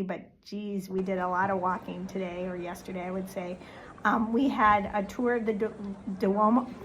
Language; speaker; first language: English; native; English